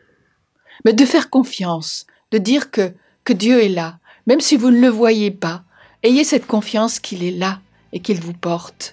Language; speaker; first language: French; native; French